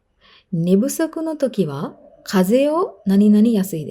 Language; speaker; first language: Japanese; non-native, fluent; Sinhala